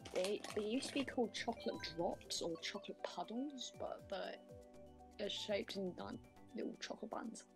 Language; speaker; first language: English; native; English